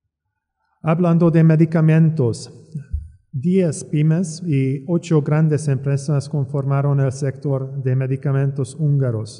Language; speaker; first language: Spanish; non-native, fluent; Hungarian